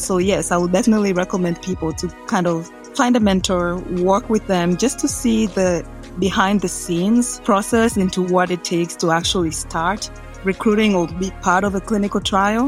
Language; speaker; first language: English; non-native, local second language; Swahili